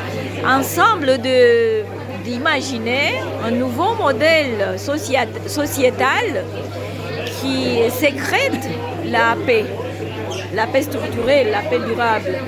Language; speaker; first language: French; non-native, fluent; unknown